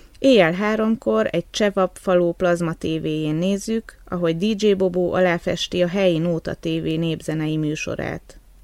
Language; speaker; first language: Hungarian; native; Hungarian